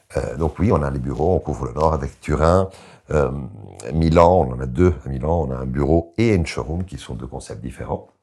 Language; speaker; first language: French; non-native, fluent; Italian